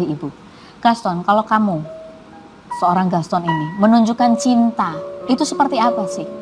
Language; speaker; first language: Indonesian; native; Indonesian